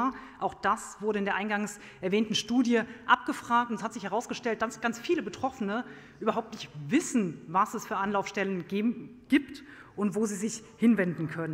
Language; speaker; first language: German; native; German